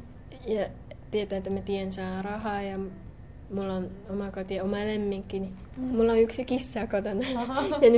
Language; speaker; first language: Finnish; non-native, learner; Chinese